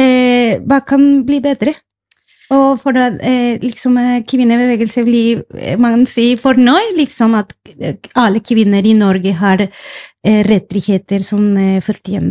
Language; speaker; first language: Norwegian; non-native, fluent; Spanish